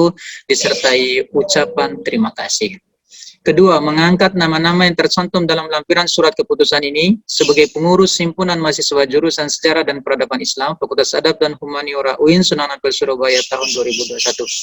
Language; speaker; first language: Malay; native; Malay